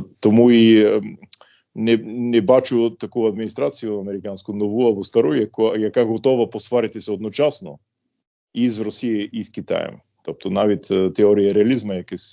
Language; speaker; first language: Ukrainian; non-native, fluent; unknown